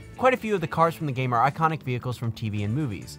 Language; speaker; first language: English; native; English